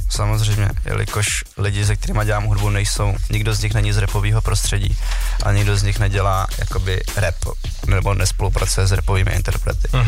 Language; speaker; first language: Czech; early bilingual, other home language; Vietnamese